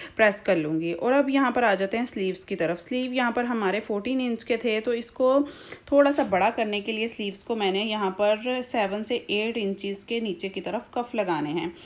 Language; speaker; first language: Urdu; native; Urdu